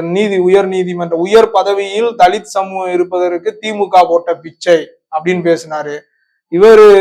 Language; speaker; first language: Tamil; non-native, local second language; Urdu